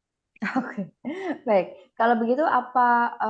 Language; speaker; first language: Indonesian; native; Indonesian